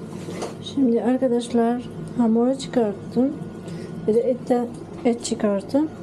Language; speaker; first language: Turkish; non-native, learner; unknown